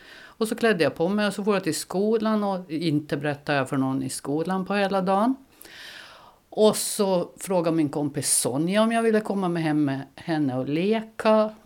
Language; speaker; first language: Swedish; native; Swedish